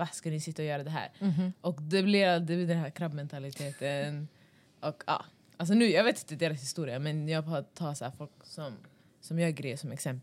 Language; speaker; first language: Swedish; early bilingual, other home language; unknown